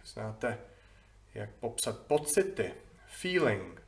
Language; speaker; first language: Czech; non-native, fluent; English